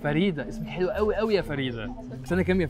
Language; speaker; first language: Arabic; native; Arabic